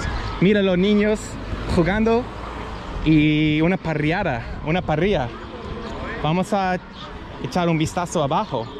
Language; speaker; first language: Spanish; non-native, fluent; English